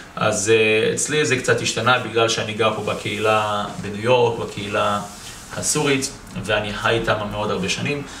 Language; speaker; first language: Hebrew; native; Hebrew